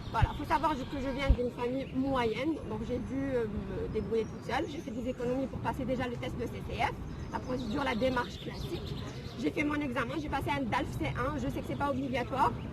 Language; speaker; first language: French; non-native, local second language; Arabic